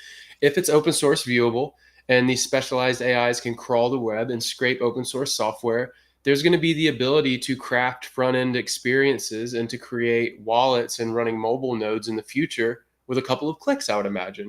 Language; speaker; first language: English; native; English